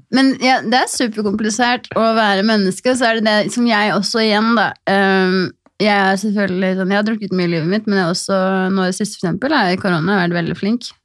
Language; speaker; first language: Norwegian; native; Norwegian